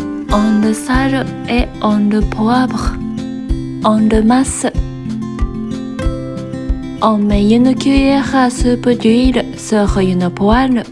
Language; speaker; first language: French; non-native, fluent; Japanese